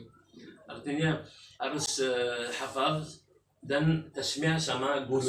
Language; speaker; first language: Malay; non-native, fluent; Arabic